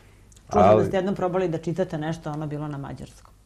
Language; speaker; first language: Serbian; native; Serbian